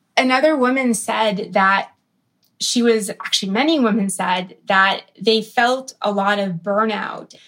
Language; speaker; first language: English; early bilingual, other home language; Arabic